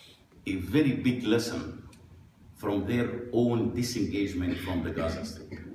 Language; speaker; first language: English; non-native, fluent; Arabic